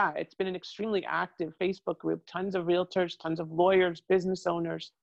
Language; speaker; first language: English; native; English